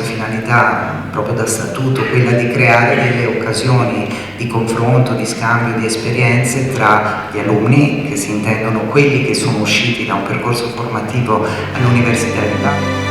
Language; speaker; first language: Italian; native; Italian